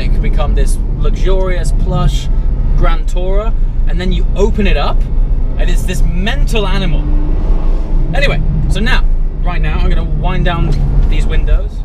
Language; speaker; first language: English; native; English